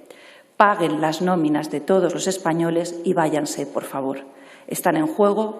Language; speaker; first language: Spanish; native; Spanish